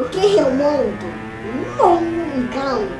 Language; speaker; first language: Portuguese; non-native, learner; Italian